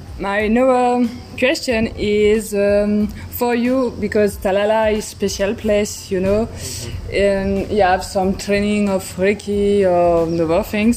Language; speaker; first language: English; non-native, learner; French